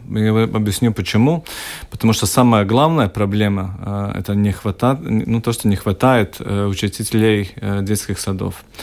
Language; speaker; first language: Russian; non-native, local second language; Latvian